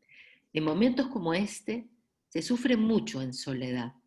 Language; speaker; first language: Spanish; native; Spanish